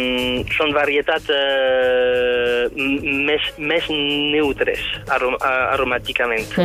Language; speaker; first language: Catalan; non-native, fluent; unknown